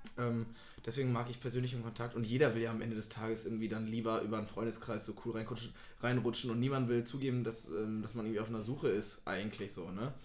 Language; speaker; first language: German; native; German